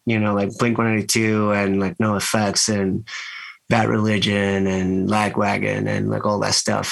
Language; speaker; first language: English; non-native, fluent; Spanish